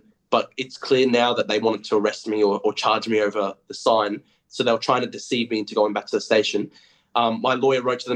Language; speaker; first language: English; native; English